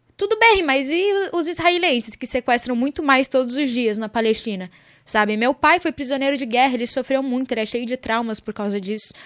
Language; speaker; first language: Portuguese; early bilingual, other home language; Arabic